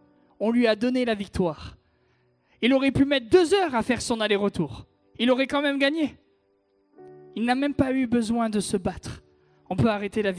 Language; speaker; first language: French; native; French